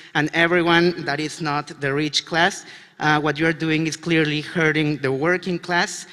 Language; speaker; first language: English; non-native, fluent; Spanish